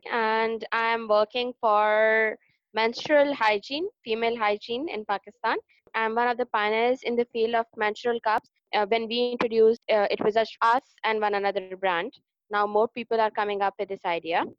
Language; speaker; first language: English; non-native, local second language; Urdu